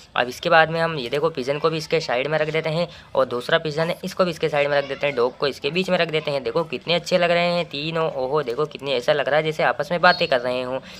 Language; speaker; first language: Hindi; native; Hindi